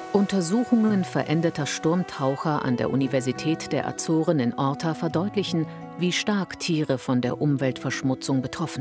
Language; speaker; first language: German; native; German